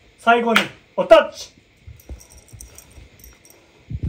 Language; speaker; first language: Japanese; non-native, learner; Nepali